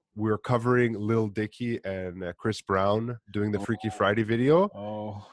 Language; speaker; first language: English; native; English